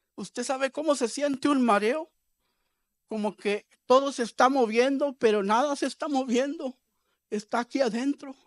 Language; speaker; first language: Spanish; early bilingual, heritage; Spanish